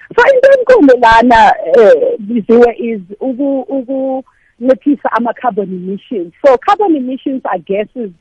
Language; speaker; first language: South Ndebele; non-native, local second language; Venda